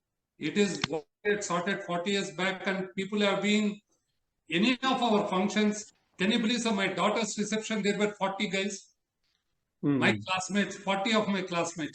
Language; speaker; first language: English; non-native, local second language; Telugu